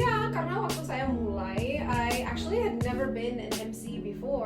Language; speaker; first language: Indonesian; non-native, fluent; English